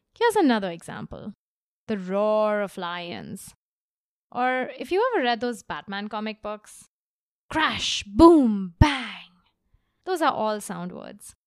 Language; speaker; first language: English; non-native, local second language; Hindi